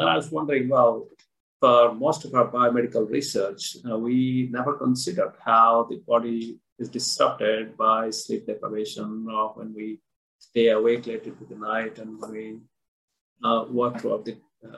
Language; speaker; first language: English; non-native, local second language; Odia